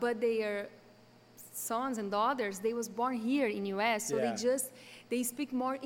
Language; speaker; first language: English; non-native, fluent; Portuguese